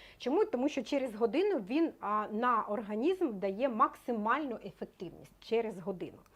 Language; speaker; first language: Ukrainian; native; Ukrainian